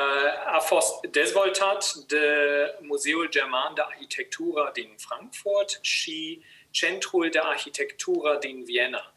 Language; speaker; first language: Romanian; non-native, learner; German